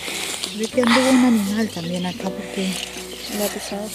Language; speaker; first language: Spanish; native; Spanish